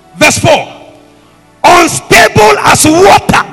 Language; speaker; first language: English; non-native, local second language; Ewe